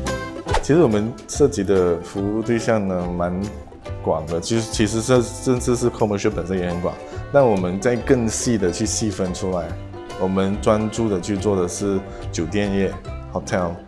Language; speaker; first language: Chinese; native; Chinese